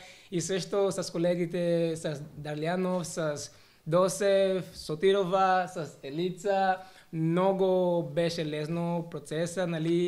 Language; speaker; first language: Bulgarian; non-native, learner; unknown